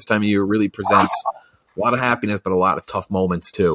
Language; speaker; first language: English; native; English